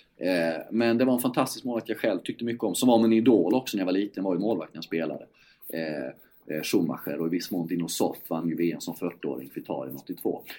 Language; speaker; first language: Swedish; native; Swedish